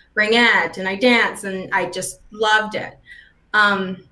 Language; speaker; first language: English; native; English